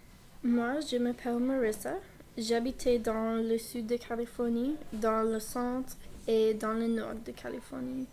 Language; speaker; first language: French; non-native, learner; English